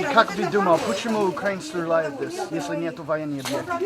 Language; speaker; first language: Russian; non-native, learner; English